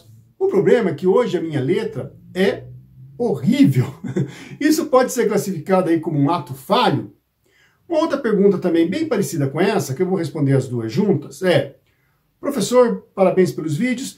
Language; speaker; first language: Portuguese; native; Portuguese